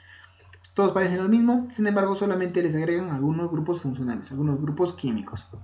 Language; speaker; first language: Spanish; native; Spanish